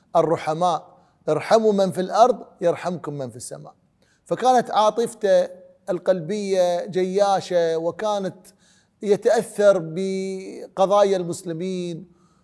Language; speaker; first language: Arabic; native; Arabic